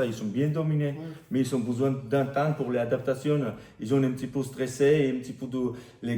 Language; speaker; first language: French; non-native, learner; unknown